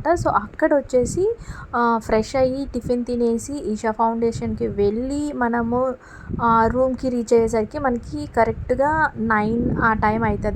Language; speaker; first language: Telugu; native; Telugu